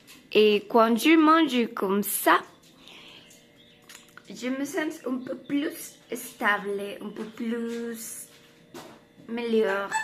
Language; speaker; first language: French; non-native, learner; Spanish